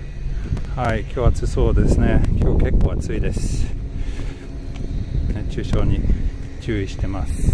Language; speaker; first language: Japanese; non-native, learner; English